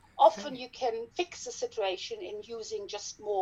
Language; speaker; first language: English; non-native, fluent; German